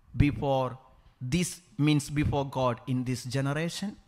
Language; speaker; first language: English; non-native, local second language; Malayalam